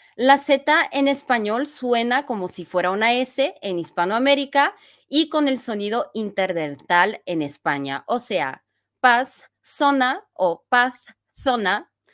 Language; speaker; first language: Spanish; non-native, fluent; Bulgarian